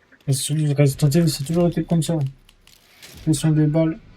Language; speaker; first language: French; native; French